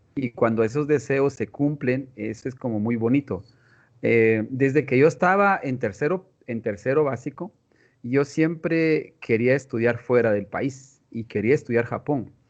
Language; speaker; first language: Spanish; non-native, local second language; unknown